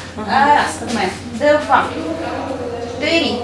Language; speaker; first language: Russian; native; Russian